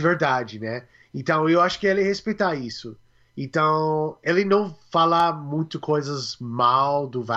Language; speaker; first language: Portuguese; non-native, learner; English